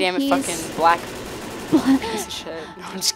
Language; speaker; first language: English; native; English